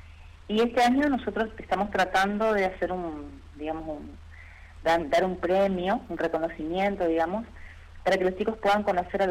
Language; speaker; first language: Spanish; native; Spanish